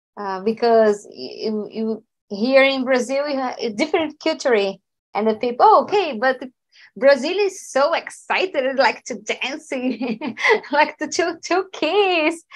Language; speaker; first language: English; non-native, learner; Portuguese